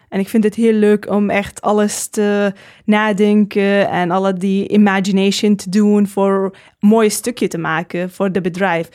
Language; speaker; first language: Dutch; non-native, learner; Arabic